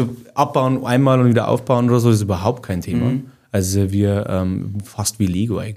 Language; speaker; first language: German; native; German